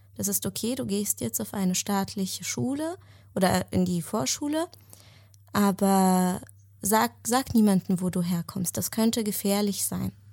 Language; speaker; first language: German; early bilingual, other home language; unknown